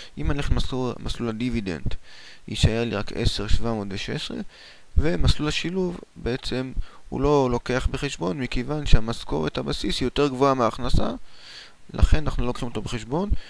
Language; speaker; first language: Hebrew; native; Hebrew